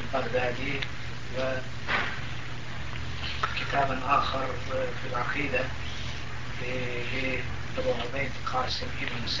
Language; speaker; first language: Arabic; non-native, fluent; Turkish